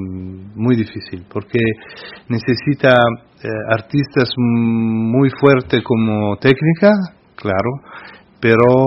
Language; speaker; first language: Spanish; non-native, fluent; Italian